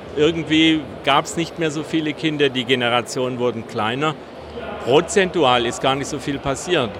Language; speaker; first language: German; native; German